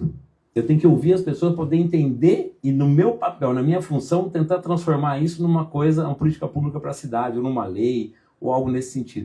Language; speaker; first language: Portuguese; native; Portuguese